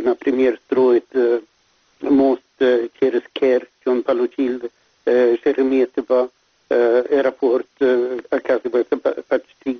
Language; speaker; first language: Russian; non-native, fluent; Swedish